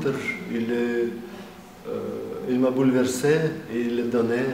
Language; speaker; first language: French; non-native, fluent; Russian